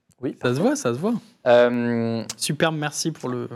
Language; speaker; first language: French; native; French